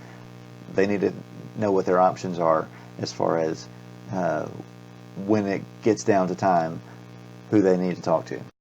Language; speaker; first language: English; native; English